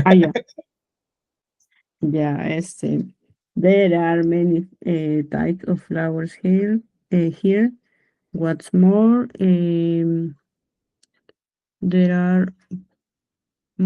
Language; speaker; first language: English; non-native, learner; Spanish